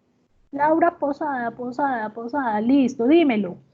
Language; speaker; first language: Spanish; native; Spanish